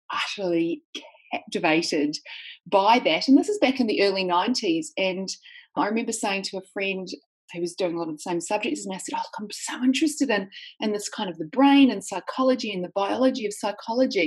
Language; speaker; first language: English; native; English